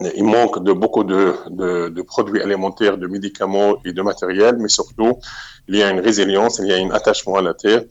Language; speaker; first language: French; non-native, fluent; Arabic